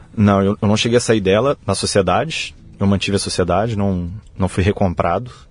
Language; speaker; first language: Portuguese; native; Portuguese